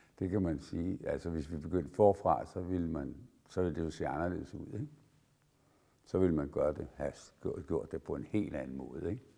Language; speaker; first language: Danish; native; Danish